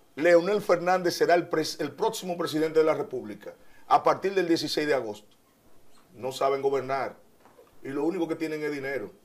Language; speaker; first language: Spanish; native; Spanish